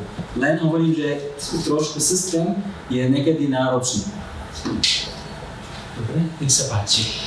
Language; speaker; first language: Slovak; non-native, fluent; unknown